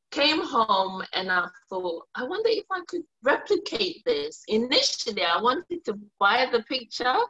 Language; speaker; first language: English; early bilingual, other home language; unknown